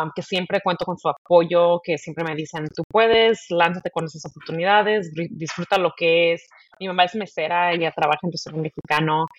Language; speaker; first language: Spanish; early bilingual, heritage; Spanish